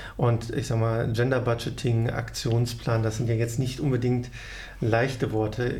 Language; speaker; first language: German; native; German